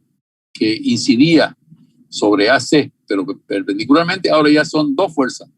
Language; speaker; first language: Spanish; native; Spanish